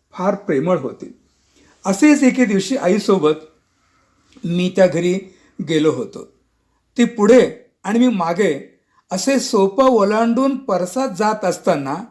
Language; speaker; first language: Marathi; non-native, local second language; Kannada